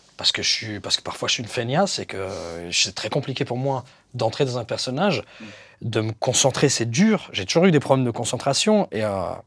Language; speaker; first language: French; native; French